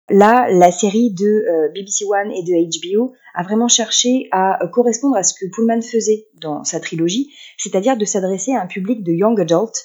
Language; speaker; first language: French; native; French